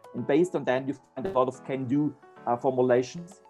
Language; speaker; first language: English; non-native, fluent; German